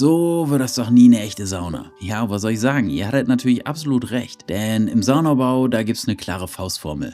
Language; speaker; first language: German; native; German